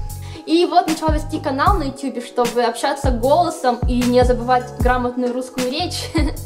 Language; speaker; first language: Russian; native; Russian